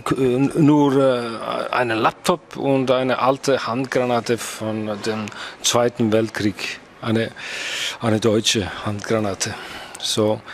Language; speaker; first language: German; non-native, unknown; Icelandic